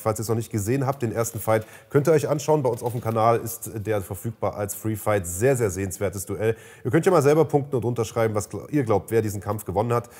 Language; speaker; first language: German; native; German